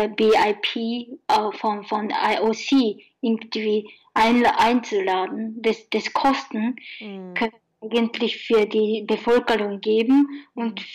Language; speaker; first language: German; non-native, learner; Japanese